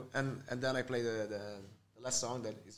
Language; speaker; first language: English; non-native, fluent; Italian